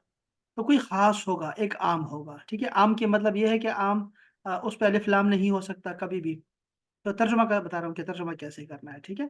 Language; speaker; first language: Urdu; native; Urdu